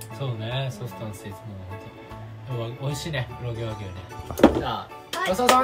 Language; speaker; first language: Japanese; native; Japanese